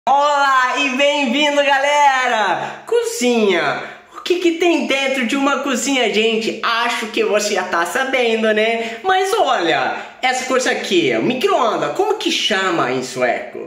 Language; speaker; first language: Portuguese; non-native, fluent; Swedish